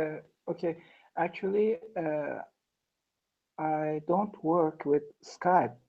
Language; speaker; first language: English; non-native, learner; Persian